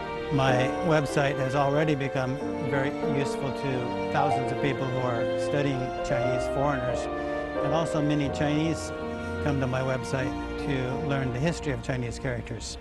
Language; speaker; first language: English; native; English